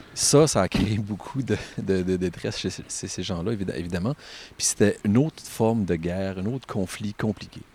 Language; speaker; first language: French; native; French